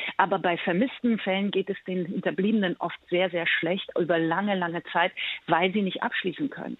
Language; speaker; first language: German; early bilingual, other home language; Persian